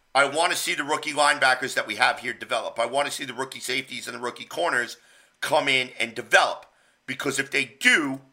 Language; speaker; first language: English; native; English